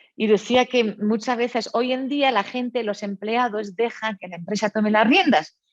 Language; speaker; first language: Spanish; non-native, fluent; French